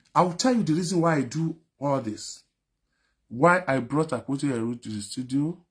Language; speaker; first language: English; non-native, local second language; Yoruba